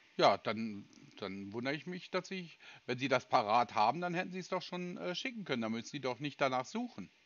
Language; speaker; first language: German; native; German